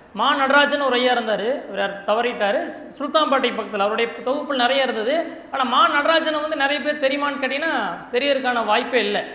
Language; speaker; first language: Tamil; native; Tamil